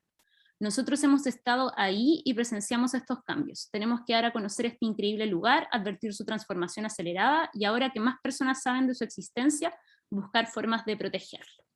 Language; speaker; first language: Spanish; native; Spanish